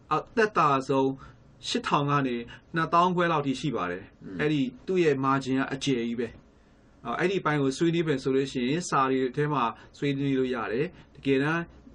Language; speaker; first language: Burmese; native; Burmese